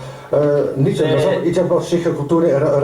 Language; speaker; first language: Russian; non-native, learner; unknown